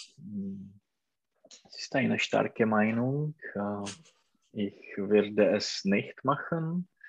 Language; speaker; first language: German; non-native, learner; Czech